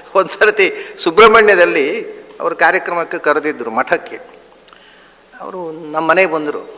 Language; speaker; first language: Kannada; native; Kannada